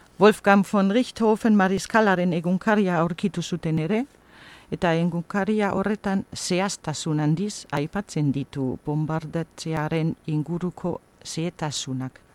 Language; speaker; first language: Basque; non-native, fluent; German